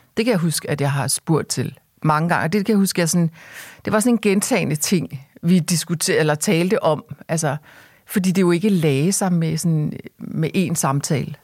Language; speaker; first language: Danish; early bilingual, other home language; Korean